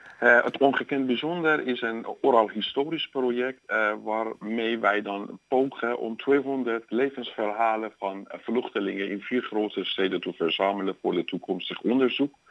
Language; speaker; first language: Dutch; non-native, fluent; Persian